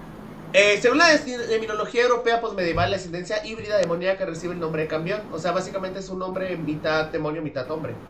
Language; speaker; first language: Spanish; native; Spanish